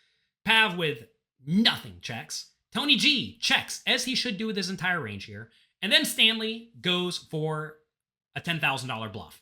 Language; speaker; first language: English; native; English